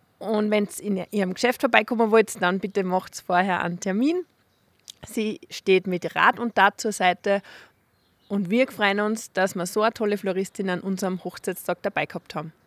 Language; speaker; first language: German; native; German